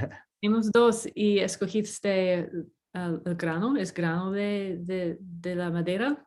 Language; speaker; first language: Spanish; non-native, fluent; English